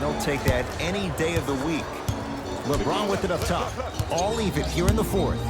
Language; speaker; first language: English; native; English